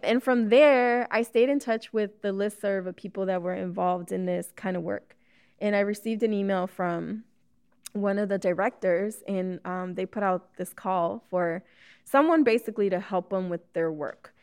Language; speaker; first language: English; early bilingual, other home language; Spanish